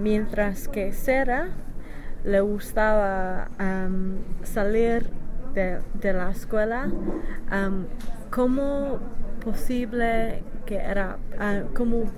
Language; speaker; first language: Spanish; non-native, learner; English